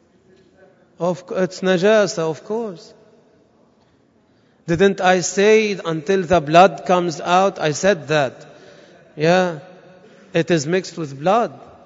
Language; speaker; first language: English; non-native, fluent; Arabic